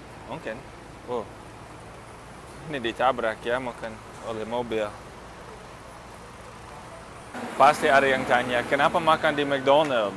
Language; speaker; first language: Indonesian; non-native, fluent; English